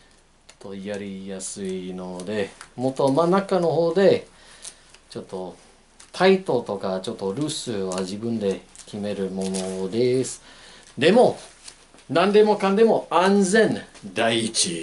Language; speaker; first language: Japanese; non-native, learner; English